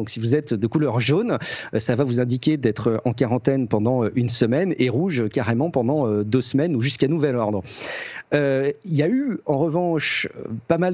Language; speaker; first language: French; native; French